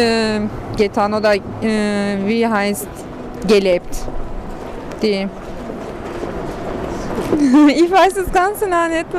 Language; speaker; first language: German; non-native, learner; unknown